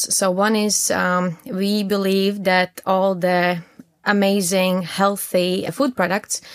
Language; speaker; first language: English; non-native, fluent; Latvian